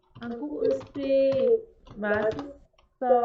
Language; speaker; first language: Korean; non-native, learner; Vietnamese